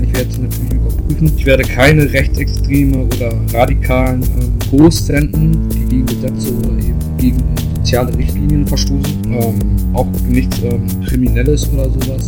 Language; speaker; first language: German; native; German